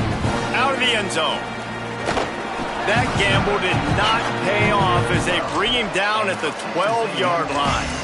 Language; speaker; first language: English; native; English